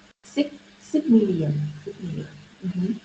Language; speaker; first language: English; non-native, learner; Vietnamese